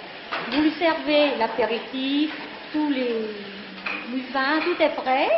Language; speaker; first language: French; non-native, fluent; Vietnamese